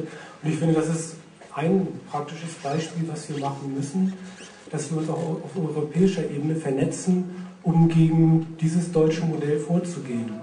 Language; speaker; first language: German; native; German